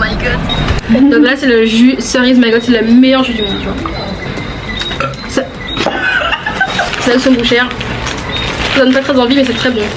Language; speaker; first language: French; native; French